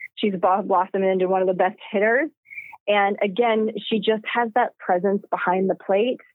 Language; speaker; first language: English; native; English